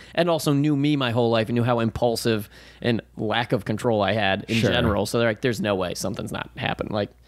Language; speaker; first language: English; native; English